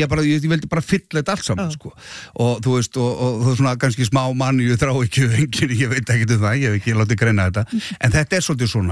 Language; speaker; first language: Icelandic; native; Icelandic